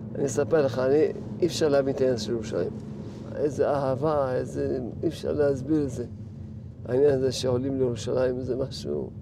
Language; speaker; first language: Hebrew; early bilingual, other home language; Arabic